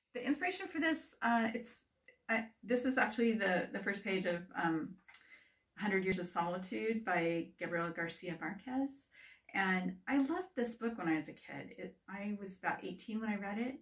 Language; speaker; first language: English; native; English